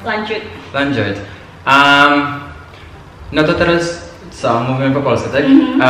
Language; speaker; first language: Polish; non-native, learner; Indonesian